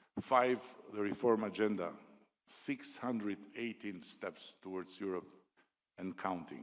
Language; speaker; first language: English; non-native, local second language; Albanian